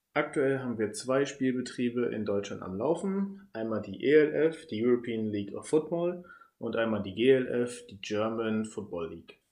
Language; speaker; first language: German; native; German